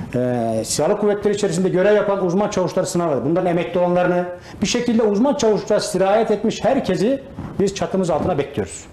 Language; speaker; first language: Turkish; native; Turkish